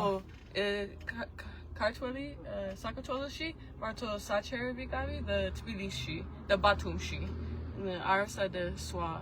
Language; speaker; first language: Georgian; early bilingual, heritage; Georgian